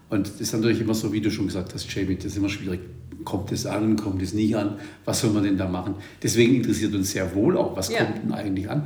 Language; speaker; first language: German; native; German